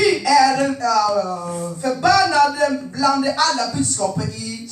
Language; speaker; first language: Swedish; non-native, fluent; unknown